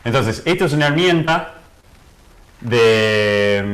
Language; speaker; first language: Spanish; non-native, fluent; English